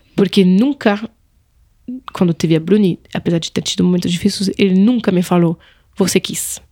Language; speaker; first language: Portuguese; non-native, fluent; French